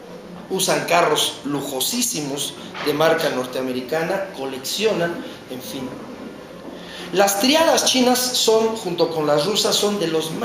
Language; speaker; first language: Spanish; native; Spanish